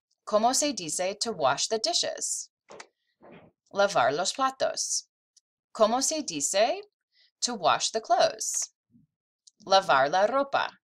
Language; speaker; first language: Spanish; non-native, fluent; English